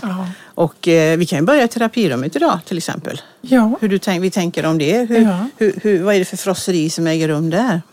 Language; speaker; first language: Swedish; native; Swedish